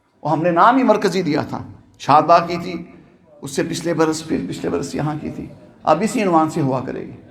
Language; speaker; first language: Urdu; non-native, local second language; Punjabi